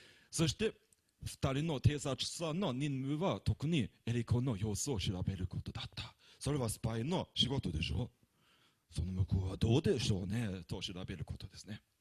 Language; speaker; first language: Japanese; non-native, fluent; German